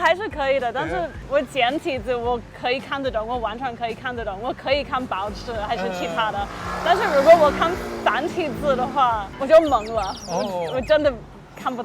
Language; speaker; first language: Chinese; non-native, fluent; English